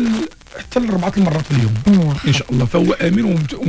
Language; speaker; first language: Arabic; native; Arabic